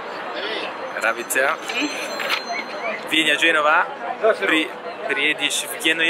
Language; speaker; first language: Russian; non-native, learner; Italian